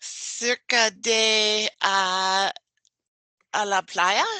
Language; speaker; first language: Spanish; non-native, learner; English